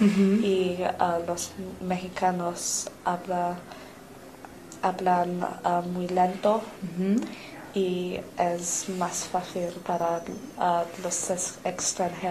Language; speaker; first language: Spanish; non-native, learner; English